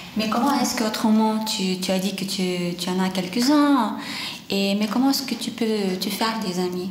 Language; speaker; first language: French; non-native, fluent; Lithuanian